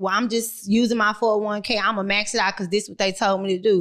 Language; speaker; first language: English; native; English